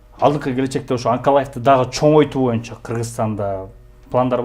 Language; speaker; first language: Kyrgyz; native; Kyrgyz